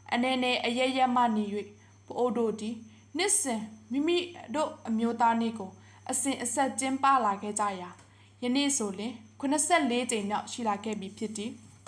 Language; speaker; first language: Burmese; non-native, local second language; Pa'o Karen